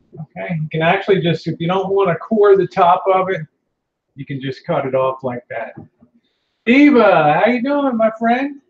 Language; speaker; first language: English; native; English